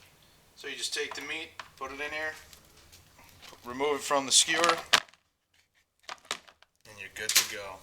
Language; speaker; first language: English; native; English